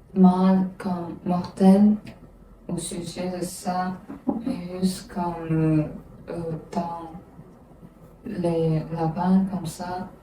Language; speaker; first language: French; non-native, learner; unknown